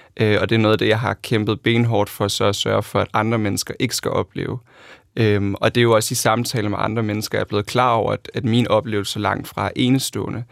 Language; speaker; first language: Danish; native; Danish